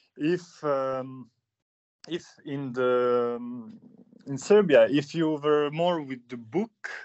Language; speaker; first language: English; non-native, fluent; Serbian